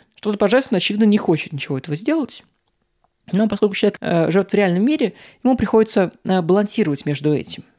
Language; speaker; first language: Russian; native; Russian